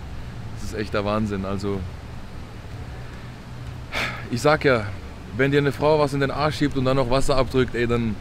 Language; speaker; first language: German; native; German